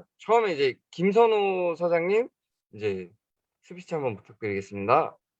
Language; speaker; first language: Korean; native; Korean